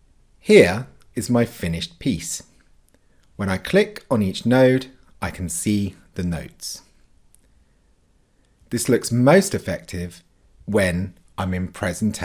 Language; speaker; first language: English; native; English